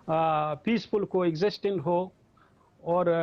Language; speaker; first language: Hindi; non-native, fluent; Pashto